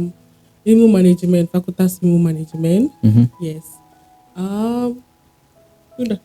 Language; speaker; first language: Indonesian; non-native, learner; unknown